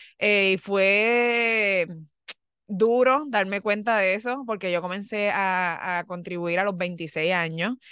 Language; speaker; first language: Spanish; early bilingual, heritage; Spanish